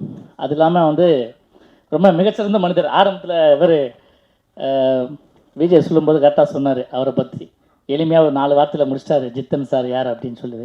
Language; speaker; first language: Tamil; native; Tamil